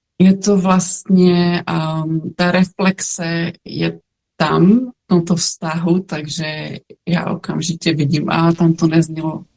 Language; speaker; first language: Czech; native; Czech